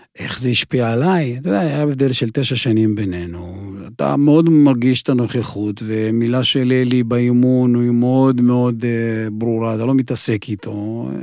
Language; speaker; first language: Hebrew; non-native, fluent; Russian